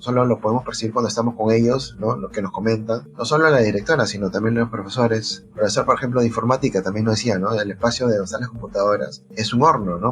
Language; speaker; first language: Spanish; native; Spanish